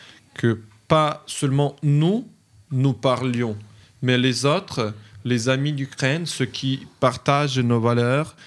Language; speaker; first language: French; non-native, fluent; Ukrainian